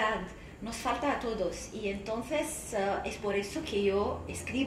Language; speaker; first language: Spanish; non-native, fluent; Arabic